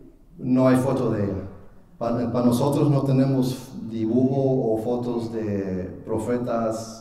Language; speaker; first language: Spanish; non-native, fluent; English